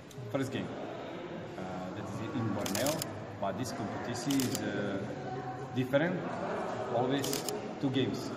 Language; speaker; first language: English; non-native, learner; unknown